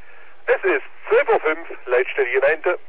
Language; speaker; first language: German; native; German